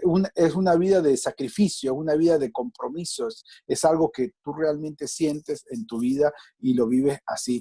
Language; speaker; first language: Spanish; native; Spanish